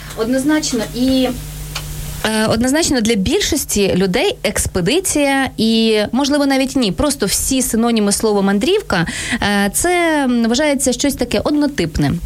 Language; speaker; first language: Ukrainian; native; Ukrainian